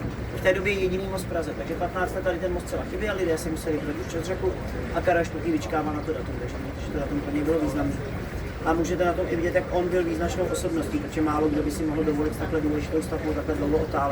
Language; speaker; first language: Czech; native; Czech